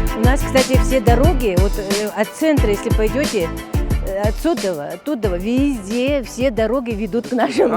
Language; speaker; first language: Russian; non-native, local second language; Abkhazian